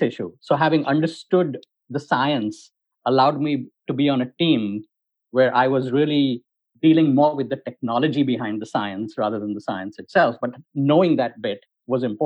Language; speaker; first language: English; non-native, local second language; Hindi